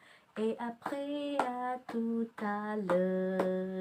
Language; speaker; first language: French; non-native, learner; Indonesian